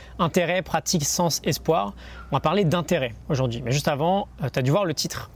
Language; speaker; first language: French; native; French